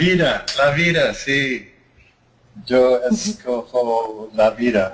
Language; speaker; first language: Spanish; non-native, learner; English